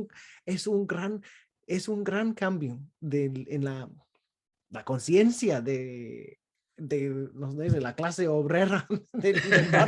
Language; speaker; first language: Spanish; non-native, fluent; English